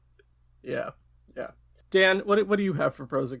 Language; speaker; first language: English; native; English